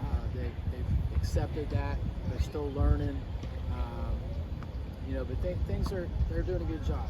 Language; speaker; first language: English; native; English